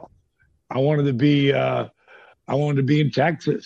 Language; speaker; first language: English; native; English